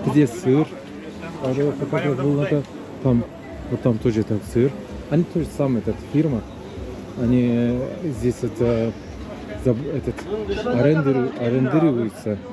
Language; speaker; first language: Russian; non-native, learner; Turkish